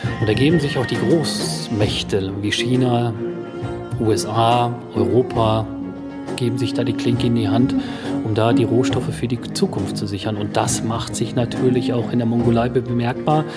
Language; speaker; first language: German; native; German